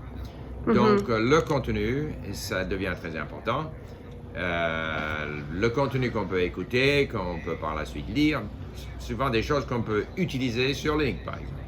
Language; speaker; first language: French; non-native, fluent; English